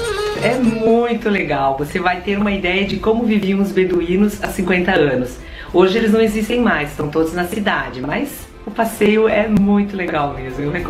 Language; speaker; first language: Portuguese; native; Portuguese